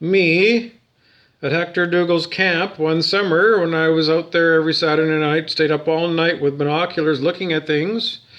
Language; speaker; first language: English; native; English